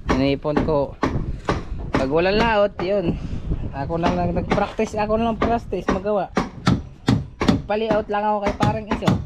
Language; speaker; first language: Filipino; native; Filipino